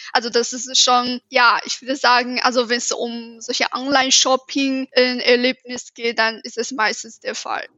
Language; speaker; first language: German; non-native, fluent; Chinese